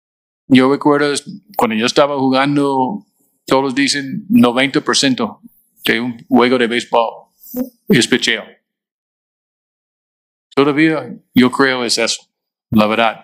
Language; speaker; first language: Spanish; non-native, fluent; English